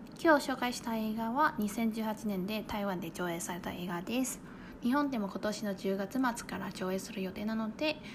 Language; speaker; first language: Japanese; non-native, fluent; Chinese